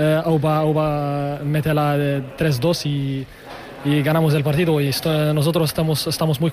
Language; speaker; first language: Spanish; non-native, learner; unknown